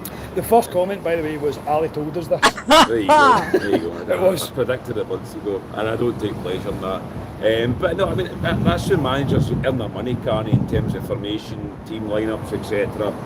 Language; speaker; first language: English; native; English